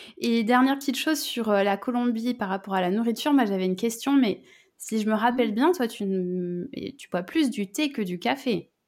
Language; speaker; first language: French; native; French